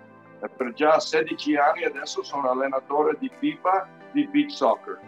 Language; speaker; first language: Italian; early bilingual, heritage; Italian